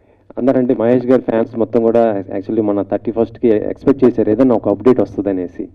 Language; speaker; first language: Telugu; native; Telugu